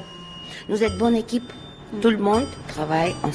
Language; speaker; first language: French; non-native, learner; Georgian